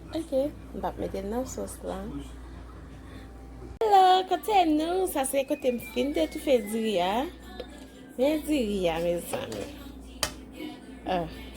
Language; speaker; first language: French; non-native, learner; Haitian Creole